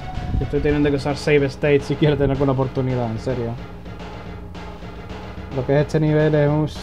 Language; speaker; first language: Spanish; native; Spanish